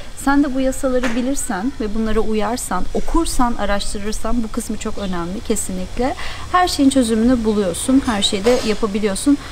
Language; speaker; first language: Turkish; native; Turkish